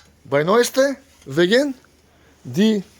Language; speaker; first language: German; non-native, learner; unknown